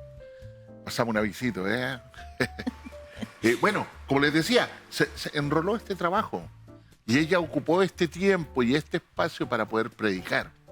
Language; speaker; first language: Spanish; native; Spanish